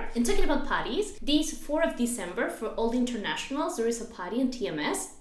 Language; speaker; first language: English; non-native, fluent; Spanish